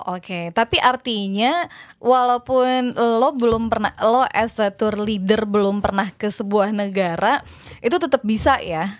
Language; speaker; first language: Indonesian; native; Indonesian